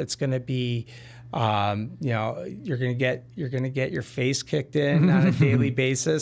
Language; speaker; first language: English; native; English